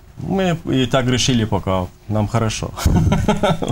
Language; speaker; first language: Russian; non-native, fluent; Persian